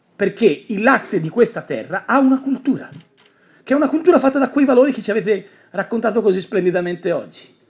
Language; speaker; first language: Italian; native; Italian